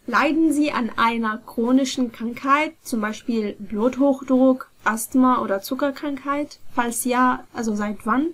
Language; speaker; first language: German; non-native, fluent; Arabic